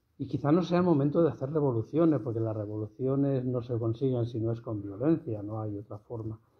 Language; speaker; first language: Spanish; native; Spanish